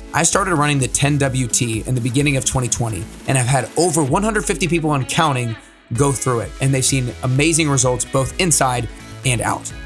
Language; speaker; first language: English; native; English